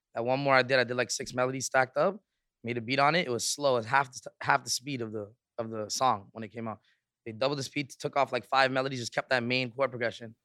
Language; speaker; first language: English; native; English